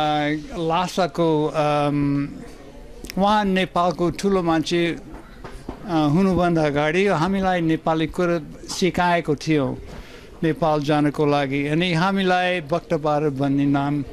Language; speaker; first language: Nepali; non-native, fluent; German